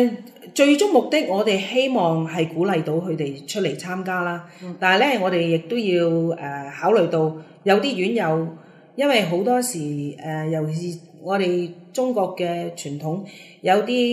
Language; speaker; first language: Cantonese; native; Cantonese